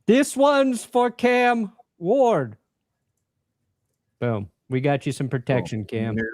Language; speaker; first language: English; native; English